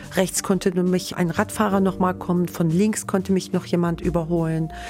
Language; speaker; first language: German; non-native, fluent; Persian